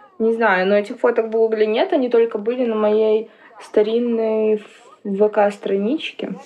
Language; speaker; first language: Russian; native; Russian